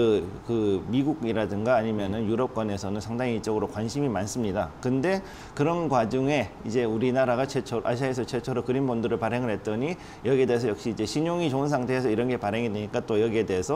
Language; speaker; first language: Korean; native; Korean